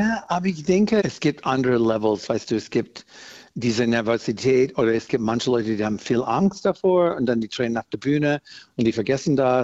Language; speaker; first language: German; non-native, fluent; English